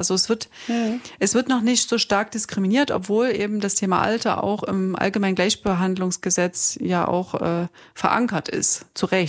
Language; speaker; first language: German; native; German